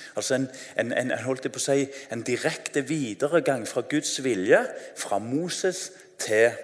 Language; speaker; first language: Norwegian; native; Norwegian